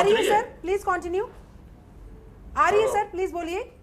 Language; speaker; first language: Hindi; native; Hindi